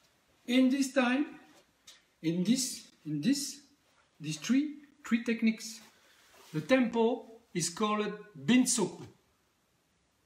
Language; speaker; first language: English; non-native, learner; French